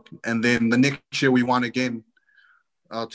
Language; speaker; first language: English; native; English